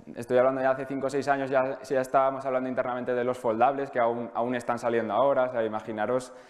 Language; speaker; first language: Spanish; native; Spanish